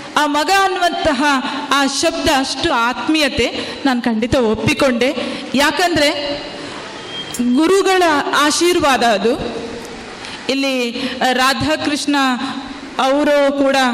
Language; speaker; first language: Kannada; non-native, local second language; Tulu